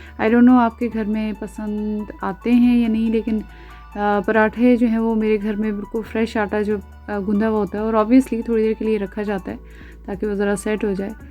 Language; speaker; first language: Urdu; native; Urdu